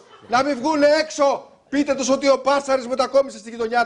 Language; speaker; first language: Greek; native; Greek